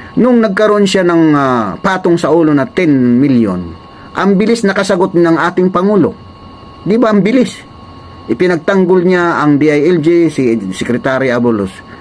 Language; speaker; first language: Filipino; non-native, local second language; Waray